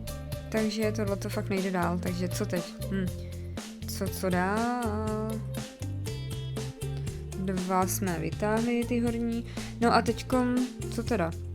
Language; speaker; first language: Czech; native; Czech